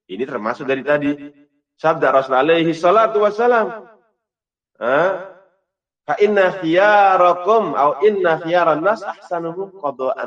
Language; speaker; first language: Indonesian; native; Indonesian